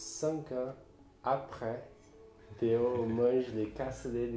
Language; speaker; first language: French; non-native, learner; Portuguese